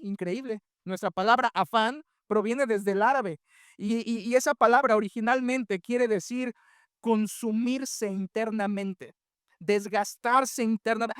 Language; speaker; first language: Spanish; native; Spanish